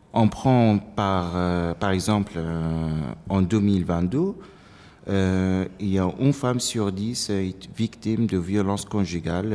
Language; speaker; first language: French; non-native, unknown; Arabic